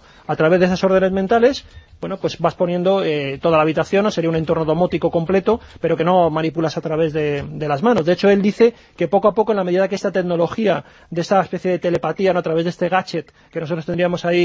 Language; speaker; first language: Spanish; native; Spanish